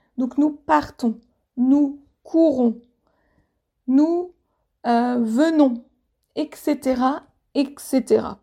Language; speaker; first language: French; native; French